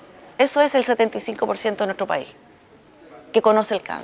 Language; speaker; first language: Spanish; native; Spanish